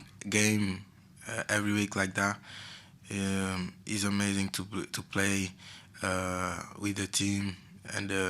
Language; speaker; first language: English; non-native, fluent; Portuguese